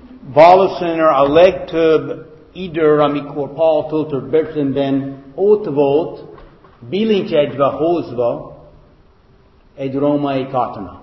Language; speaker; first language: Hungarian; non-native, fluent; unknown